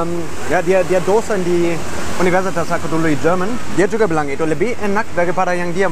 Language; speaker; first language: Indonesian; non-native, fluent; German